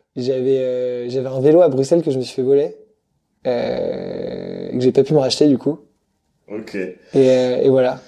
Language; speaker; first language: French; native; French